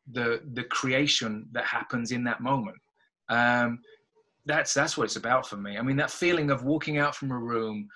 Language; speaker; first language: English; native; English